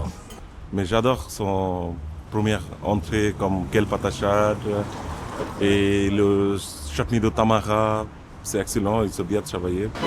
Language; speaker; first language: French; non-native, learner; Bangla